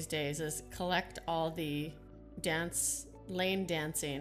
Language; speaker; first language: English; non-native, fluent; Dutch